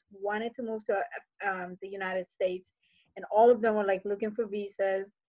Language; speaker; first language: English; early bilingual, other home language; Fula